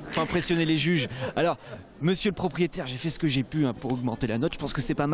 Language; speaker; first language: French; native; French